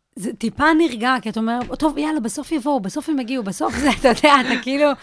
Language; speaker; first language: Hebrew; native; Hebrew